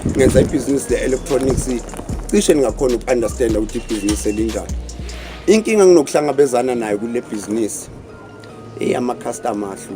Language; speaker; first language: Zulu; non-native, local second language; South Ndebele